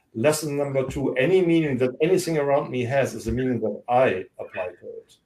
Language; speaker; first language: English; non-native, fluent; German